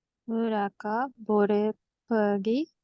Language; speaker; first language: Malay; non-native, learner; Japanese